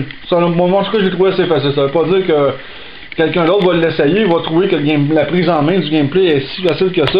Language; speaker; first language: French; native; French